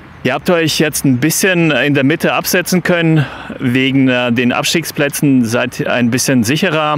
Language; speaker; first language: German; native; German